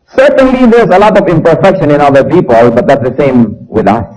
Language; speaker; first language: English; non-native, local second language; Filipino